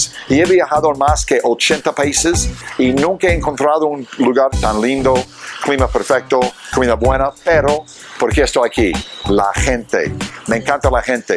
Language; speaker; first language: Spanish; non-native, fluent; English